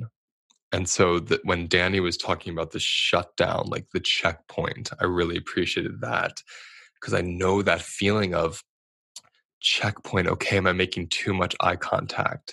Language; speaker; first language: English; native; English